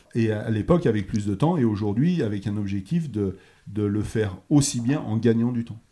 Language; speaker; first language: French; native; French